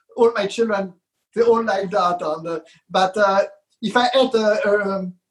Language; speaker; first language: English; non-native, fluent; Hebrew